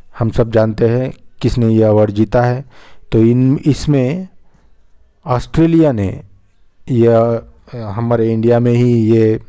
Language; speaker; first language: Hindi; non-native, local second language; Marathi